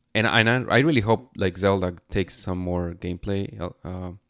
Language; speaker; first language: English; non-native, fluent; Spanish